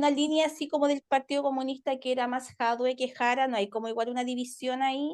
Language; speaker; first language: Spanish; native; Spanish